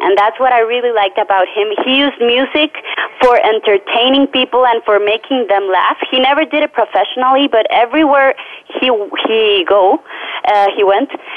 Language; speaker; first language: English; non-native, fluent; Spanish